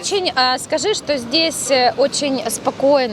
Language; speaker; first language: Russian; non-native, local second language; Ukrainian